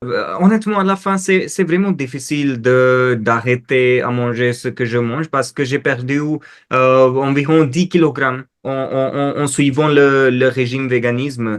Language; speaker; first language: French; non-native, fluent; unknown